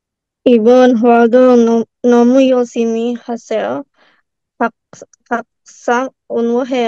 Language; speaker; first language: Korean; non-native, learner; Indonesian